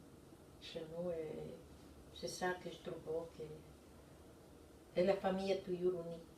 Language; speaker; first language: French; non-native, fluent; Spanish